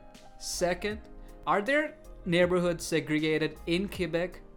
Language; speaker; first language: English; non-native, local second language; Malayalam